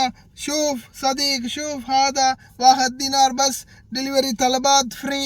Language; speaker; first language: Arabic; non-native, learner; Tamil